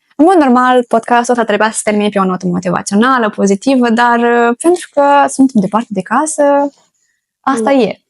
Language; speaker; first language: Romanian; native; Romanian